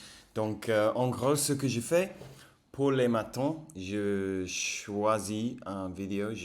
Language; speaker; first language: French; non-native, fluent; English